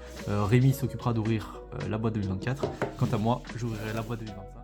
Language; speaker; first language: French; native; French